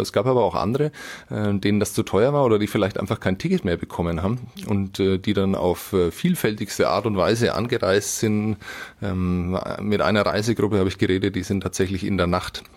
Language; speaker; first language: German; native; German